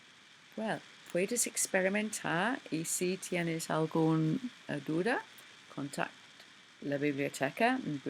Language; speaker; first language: Spanish; non-native, learner; English